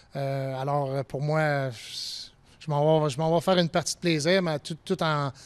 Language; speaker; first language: French; native; French